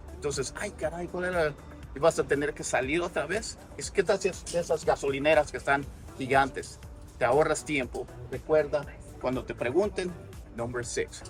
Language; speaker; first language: Spanish; native; Spanish